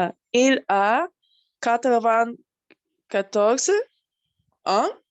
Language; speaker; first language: French; non-native, learner; Spanish